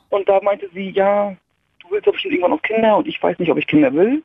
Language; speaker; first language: German; native; German